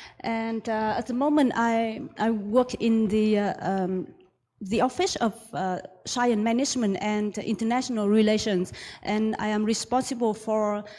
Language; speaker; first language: English; non-native, learner; Vietnamese